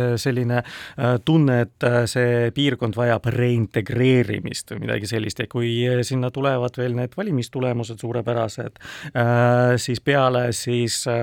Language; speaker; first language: Estonian; non-native, local second language; Russian